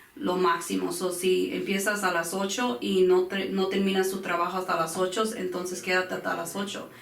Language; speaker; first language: Spanish; early bilingual, heritage; Spanish